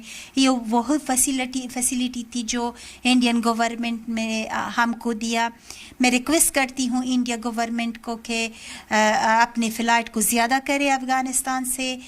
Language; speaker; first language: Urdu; non-native, learner; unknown